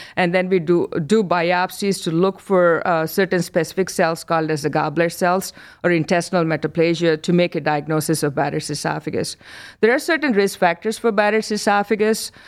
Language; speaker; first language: English; non-native, local second language; Telugu